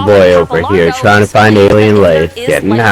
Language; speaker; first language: English; native; English